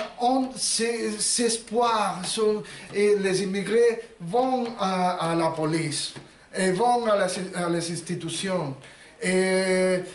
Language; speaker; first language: French; non-native, learner; Spanish